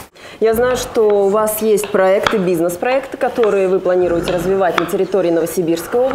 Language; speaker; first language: Russian; native; Russian